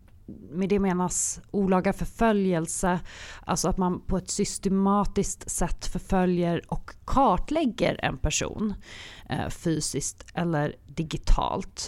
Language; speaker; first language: Swedish; native; Swedish